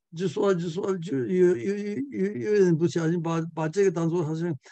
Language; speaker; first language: Chinese; non-native, fluent; English